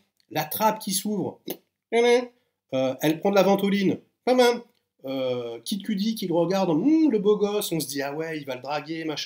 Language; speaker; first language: French; native; French